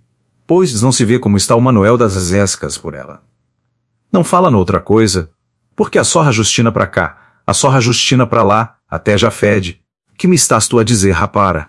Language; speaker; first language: Portuguese; native; Portuguese